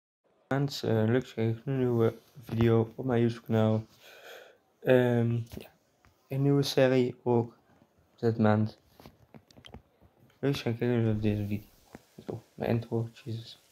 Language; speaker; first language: German; non-native, learner; Dutch